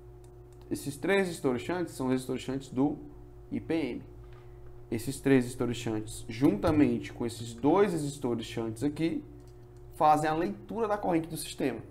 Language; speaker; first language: Portuguese; native; Portuguese